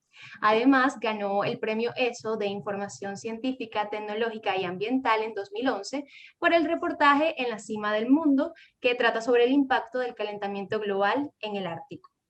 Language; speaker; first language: Spanish; native; Spanish